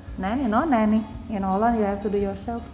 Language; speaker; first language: English; non-native, fluent; Indonesian